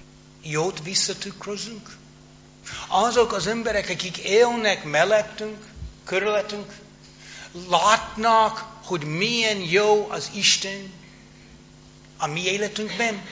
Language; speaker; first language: Hungarian; non-native, fluent; English